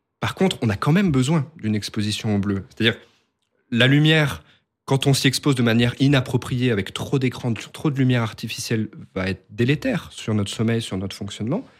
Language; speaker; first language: French; native; French